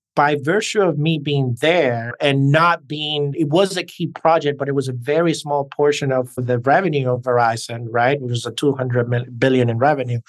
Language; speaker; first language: English; early bilingual, other home language; Spanish